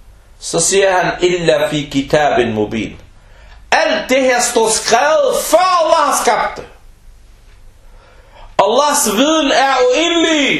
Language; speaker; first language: Danish; early bilingual, other home language; Arabic